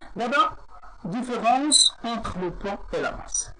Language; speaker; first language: French; non-native, local second language; Arabic